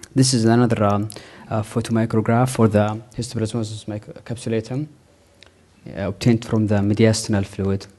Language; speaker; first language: English; non-native, fluent; Arabic